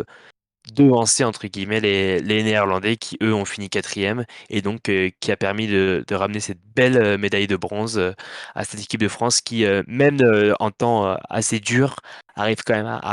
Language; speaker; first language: French; native; French